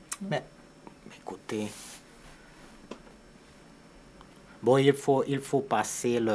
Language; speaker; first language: French; non-native, fluent; Hungarian